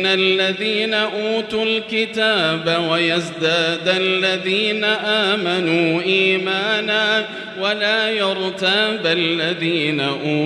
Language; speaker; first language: Arabic; native; Arabic